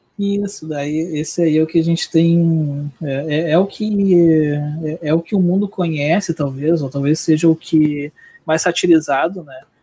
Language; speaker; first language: Portuguese; native; Portuguese